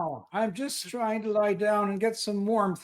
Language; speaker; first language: English; native; English